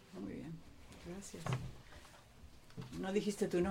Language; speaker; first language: Spanish; non-native, fluent; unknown